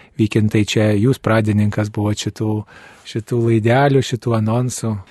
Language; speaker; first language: Lithuanian; native; Lithuanian